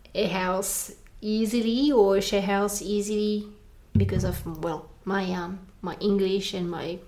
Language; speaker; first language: English; non-native, fluent; French